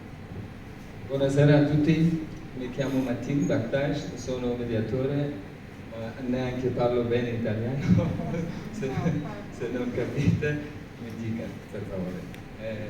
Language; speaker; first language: Italian; non-native, learner; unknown